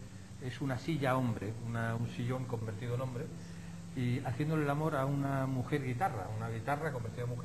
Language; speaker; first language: Spanish; native; Spanish